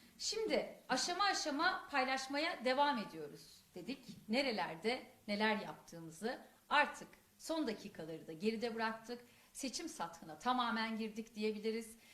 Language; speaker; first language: Turkish; non-native, local second language; Kurdish